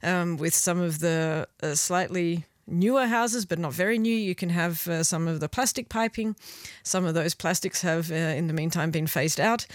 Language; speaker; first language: English; native; English